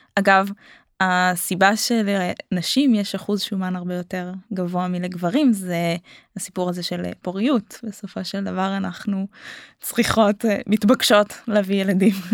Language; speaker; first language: Hebrew; native; Hebrew